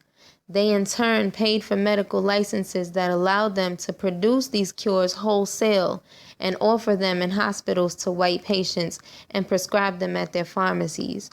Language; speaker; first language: English; native; English